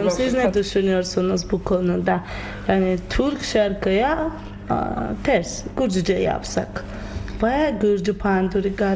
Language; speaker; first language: Turkish; non-native, learner; Georgian